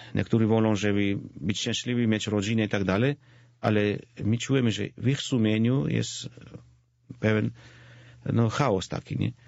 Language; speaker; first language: Polish; non-native, fluent; Georgian